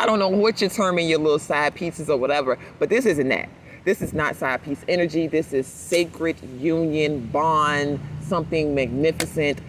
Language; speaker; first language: English; native; English